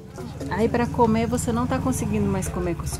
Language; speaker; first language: Portuguese; native; Portuguese